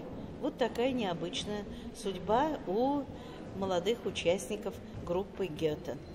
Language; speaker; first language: Russian; native; Russian